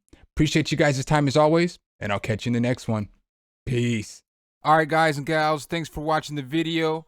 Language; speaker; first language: English; native; English